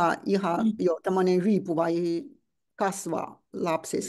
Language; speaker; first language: Finnish; non-native, learner; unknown